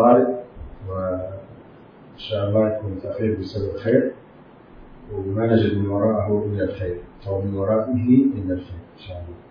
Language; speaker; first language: Arabic; native; Arabic